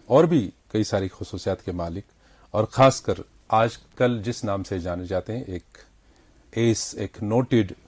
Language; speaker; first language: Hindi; non-native, local second language; Kashmiri